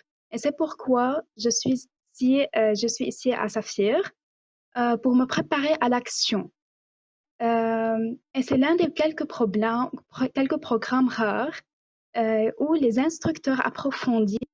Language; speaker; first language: French; non-native, local second language; Arabic